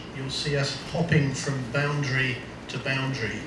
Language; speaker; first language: English; native; English